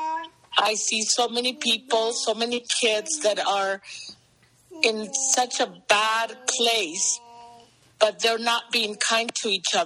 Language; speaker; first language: English; early bilingual, other home language; Spanish